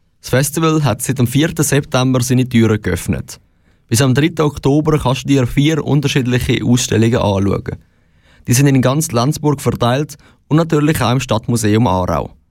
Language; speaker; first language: German; native; German